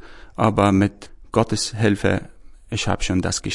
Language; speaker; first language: German; non-native, learner; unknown